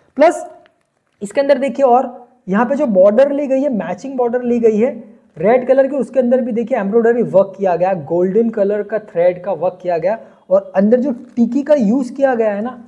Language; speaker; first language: Hindi; non-native, local second language; Gujarati